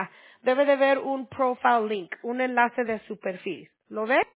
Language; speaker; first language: Spanish; early bilingual, heritage; Spanish